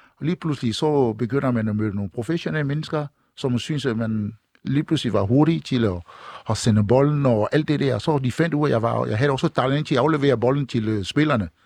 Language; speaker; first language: Danish; non-native, fluent; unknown